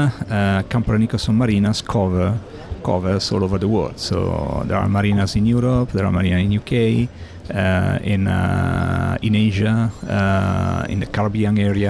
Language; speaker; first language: English; non-native, fluent; Italian